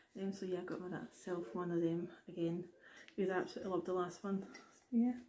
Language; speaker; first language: English; native; English